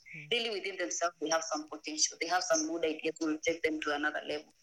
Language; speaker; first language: English; non-native, local second language; Masai